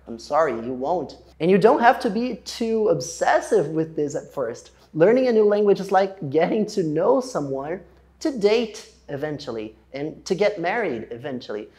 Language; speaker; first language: English; non-native, fluent; Portuguese